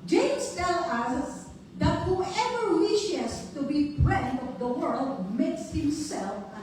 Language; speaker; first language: English; non-native, local second language; Filipino